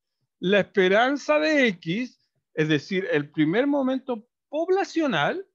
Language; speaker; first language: Spanish; native; Spanish